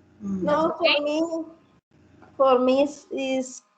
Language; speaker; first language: English; non-native, learner; Spanish